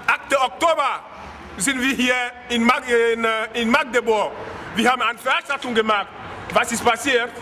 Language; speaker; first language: German; non-native, learner; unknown